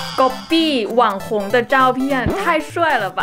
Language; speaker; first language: Chinese; non-native, fluent; Thai